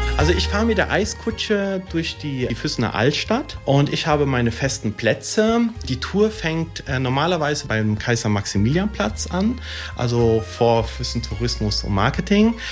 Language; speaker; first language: German; early bilingual, other home language; Italian